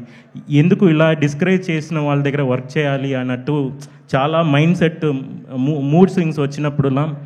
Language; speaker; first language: Telugu; non-native, fluent; Tamil